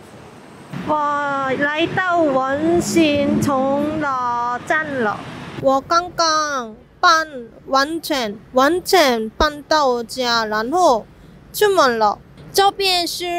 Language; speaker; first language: Chinese; non-native, fluent; Korean